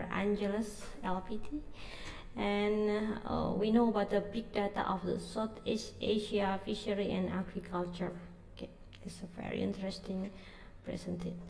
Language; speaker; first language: English; non-native, learner; Indonesian